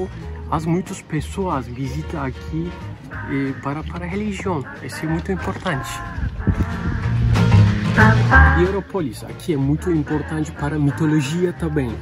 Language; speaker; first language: Portuguese; non-native, learner; Turkish